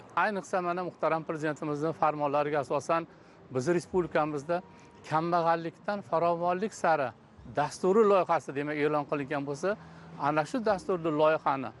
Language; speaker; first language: Uzbek; native; Uzbek